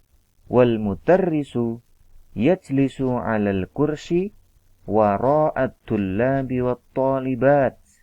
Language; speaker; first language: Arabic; non-native, fluent; Indonesian